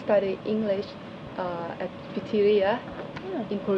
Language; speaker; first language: English; non-native, learner; Thai